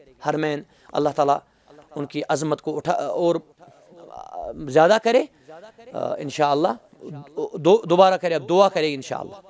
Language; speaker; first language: Hindi; non-native, local second language; Kashmiri